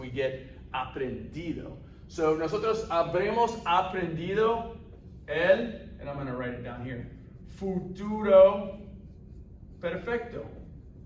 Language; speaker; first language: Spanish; non-native, fluent; English